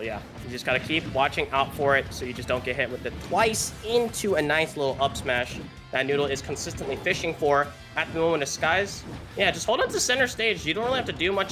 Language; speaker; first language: English; native; English